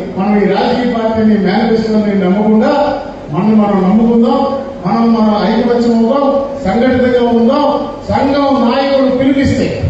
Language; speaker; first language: Telugu; native; Telugu